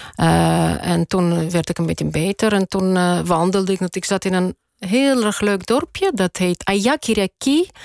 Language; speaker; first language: Dutch; non-native, fluent; Russian